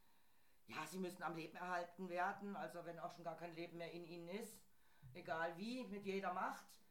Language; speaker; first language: German; native; German